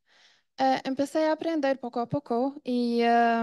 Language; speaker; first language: Spanish; non-native, fluent; Arabic